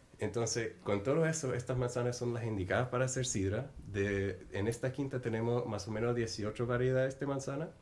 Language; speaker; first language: Spanish; non-native, fluent; English